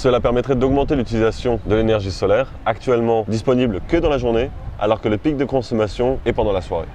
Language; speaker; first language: French; native; French